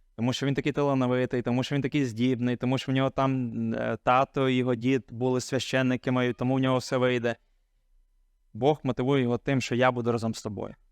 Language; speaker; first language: Ukrainian; non-native, local second language; Hungarian